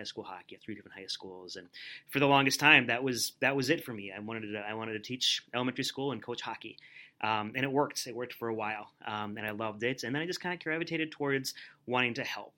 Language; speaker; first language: English; native; English